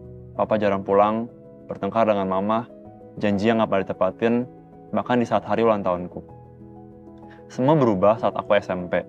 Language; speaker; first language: Indonesian; native; Indonesian